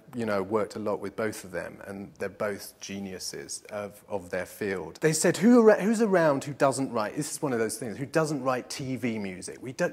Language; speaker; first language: English; native; English